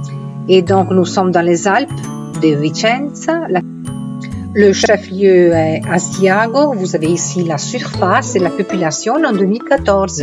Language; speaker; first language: French; non-native, fluent; Italian